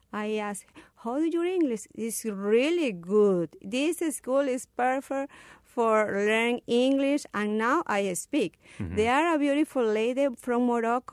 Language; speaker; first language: English; non-native, learner; Spanish